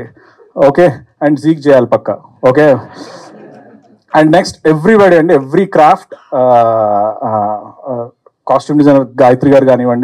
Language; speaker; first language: Telugu; native; Telugu